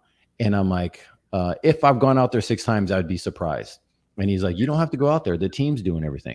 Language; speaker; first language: English; native; English